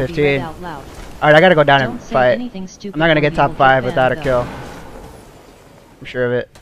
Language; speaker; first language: English; native; English